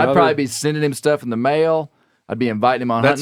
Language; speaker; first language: English; native; English